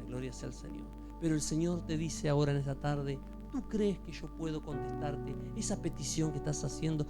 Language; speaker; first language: Spanish; native; Spanish